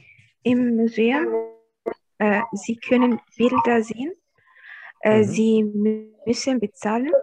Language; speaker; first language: German; non-native, learner; Arabic